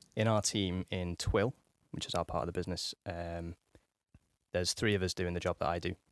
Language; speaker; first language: English; native; English